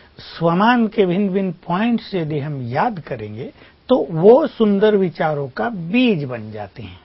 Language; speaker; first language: Hindi; native; Hindi